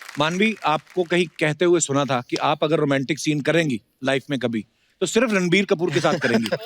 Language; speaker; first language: Hindi; native; Hindi